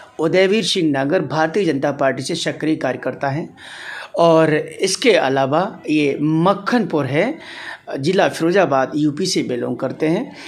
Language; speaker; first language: Hindi; native; Hindi